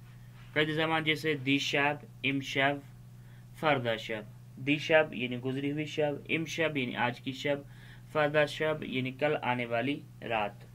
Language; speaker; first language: Persian; non-native, fluent; Urdu